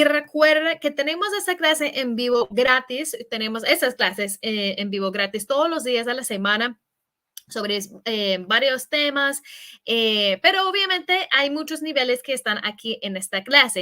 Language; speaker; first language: Spanish; non-native, fluent; English